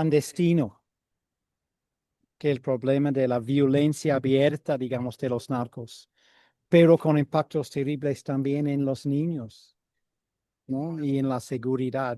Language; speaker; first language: Spanish; non-native, fluent; English